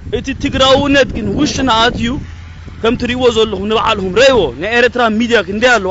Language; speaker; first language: Tigrinya; early bilingual, heritage; Tigrinya